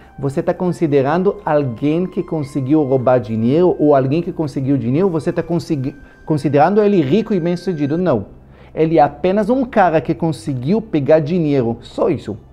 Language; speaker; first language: Portuguese; non-native, fluent; Hebrew